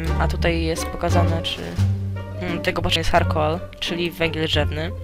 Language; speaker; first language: Polish; native; Polish